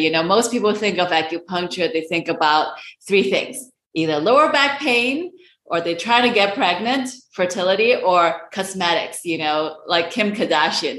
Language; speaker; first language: English; non-native, local second language; Cantonese